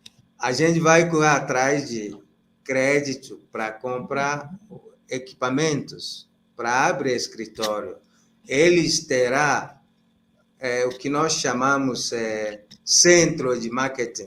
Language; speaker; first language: Portuguese; non-native, fluent; Igbo